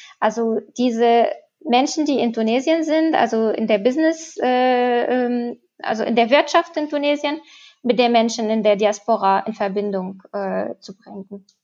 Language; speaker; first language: German; non-native, fluent; Arabic